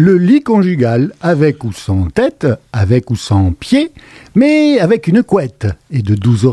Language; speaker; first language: French; native; French